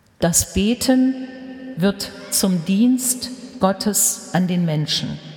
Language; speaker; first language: German; native; German